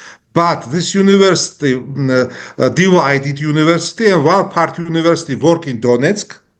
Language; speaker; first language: English; non-native, learner; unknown